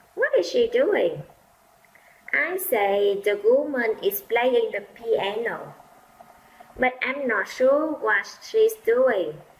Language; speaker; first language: English; non-native, fluent; Vietnamese